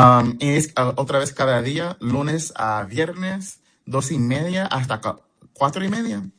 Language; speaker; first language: Spanish; early bilingual, heritage; English